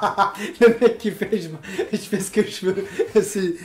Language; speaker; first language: French; native; French